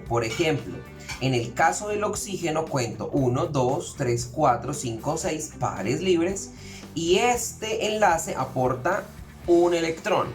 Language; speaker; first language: Spanish; native; Spanish